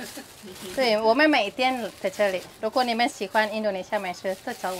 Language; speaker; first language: Chinese; non-native, fluent; Indonesian